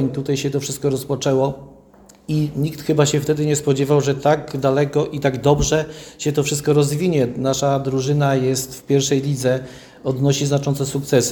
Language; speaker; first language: Polish; native; Polish